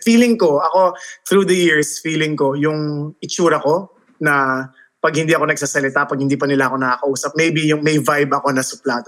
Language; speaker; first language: Filipino; early bilingual, heritage; Filipino